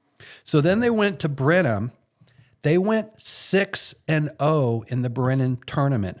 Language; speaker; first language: English; native; English